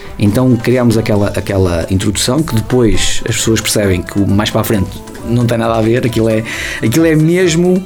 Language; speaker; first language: Portuguese; native; Portuguese